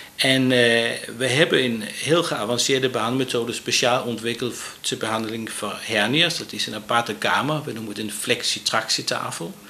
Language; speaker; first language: Dutch; non-native, fluent; Danish